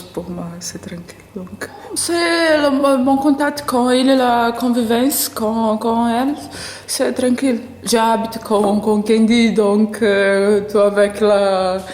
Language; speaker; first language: French; non-native, learner; Portuguese